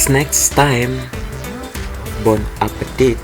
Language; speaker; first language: English; non-native, fluent; Indonesian